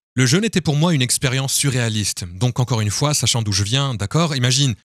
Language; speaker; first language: French; non-native, fluent; English